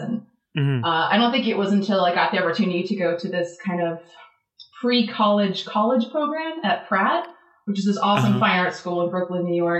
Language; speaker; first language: English; native; English